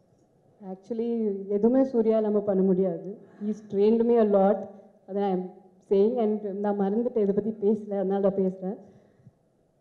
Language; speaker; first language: Tamil; non-native, fluent; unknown